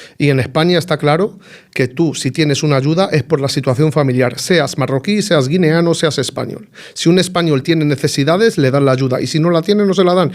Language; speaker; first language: Spanish; early bilingual, other home language; Arabic